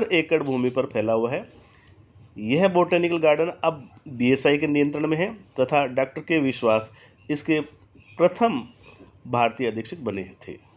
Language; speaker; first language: Hindi; native; Hindi